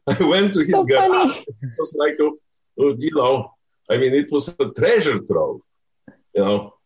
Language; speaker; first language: English; non-native, fluent; Bulgarian